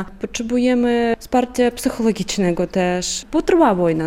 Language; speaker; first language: Polish; non-native, fluent; Ukrainian